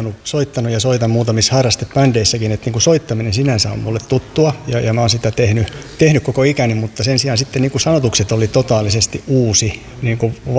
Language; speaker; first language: Finnish; native; Finnish